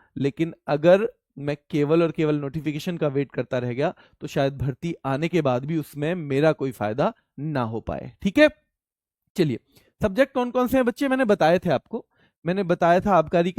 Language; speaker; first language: Hindi; native; Hindi